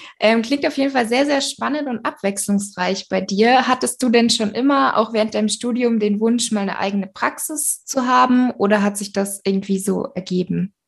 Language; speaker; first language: German; native; German